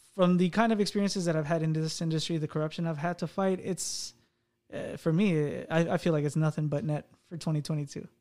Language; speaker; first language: English; native; English